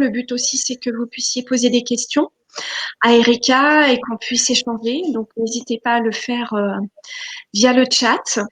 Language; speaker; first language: French; native; French